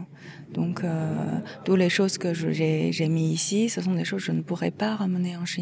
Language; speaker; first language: French; non-native, fluent; Chinese